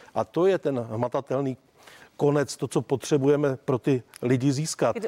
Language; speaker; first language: Czech; native; Czech